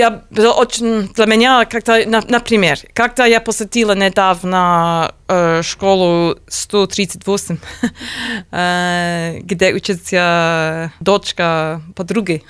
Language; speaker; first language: Russian; non-native, learner; English